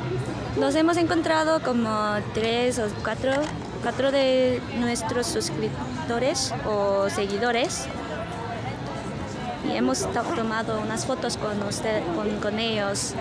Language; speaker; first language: Spanish; non-native, fluent; Korean